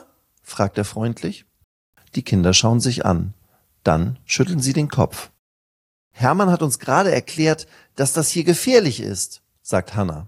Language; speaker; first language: German; native; German